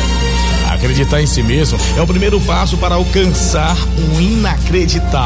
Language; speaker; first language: Portuguese; native; Portuguese